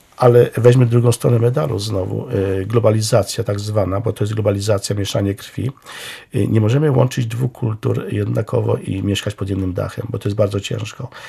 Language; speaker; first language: Polish; non-native, local second language; Romany